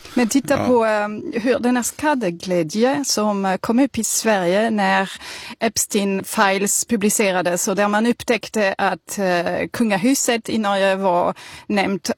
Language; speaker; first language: Swedish; non-native, fluent; French